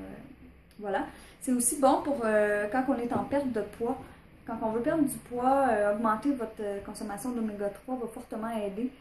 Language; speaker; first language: French; native; French